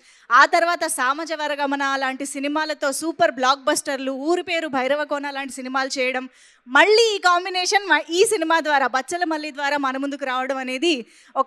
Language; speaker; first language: Telugu; native; Telugu